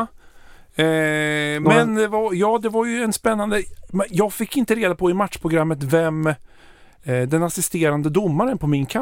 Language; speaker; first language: Swedish; native; Swedish